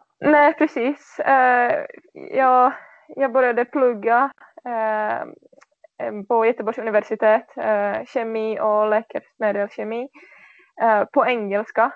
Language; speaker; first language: Swedish; non-native, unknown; Czech